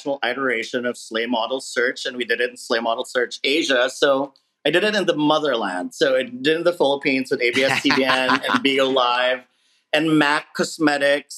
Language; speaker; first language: English; non-native, local second language; Filipino